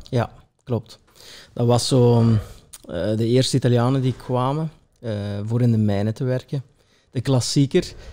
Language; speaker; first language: Dutch; early bilingual, other home language; Italian